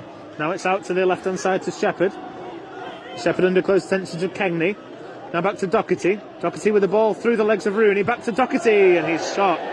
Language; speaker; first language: English; native; English